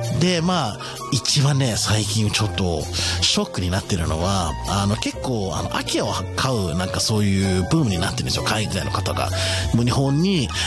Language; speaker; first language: Japanese; non-native, fluent; English